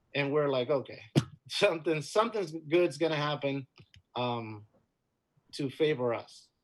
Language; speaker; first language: English; non-native, fluent; Spanish